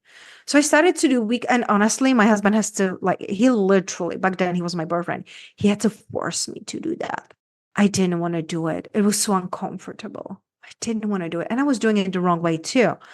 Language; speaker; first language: English; non-native, fluent; Czech